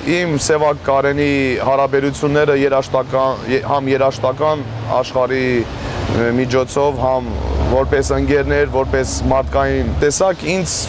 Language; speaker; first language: Armenian; early bilingual, heritage; Armenian